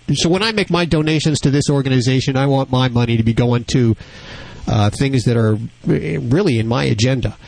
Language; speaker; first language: English; native; English